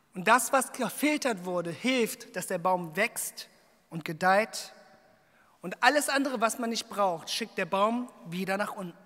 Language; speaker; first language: German; early bilingual, other home language; Korean